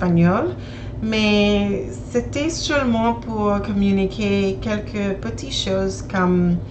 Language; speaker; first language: French; non-native, learner; English